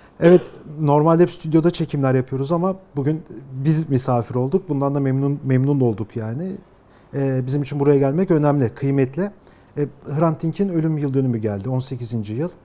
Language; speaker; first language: Turkish; native; Turkish